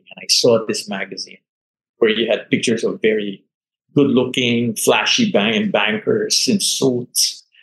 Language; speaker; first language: English; non-native, local second language; Filipino